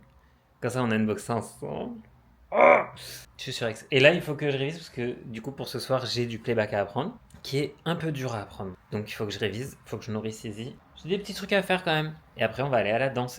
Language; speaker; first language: French; native; French